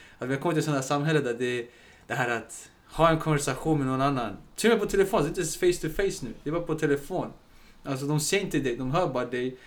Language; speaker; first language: Swedish; early bilingual, other home language; Spanish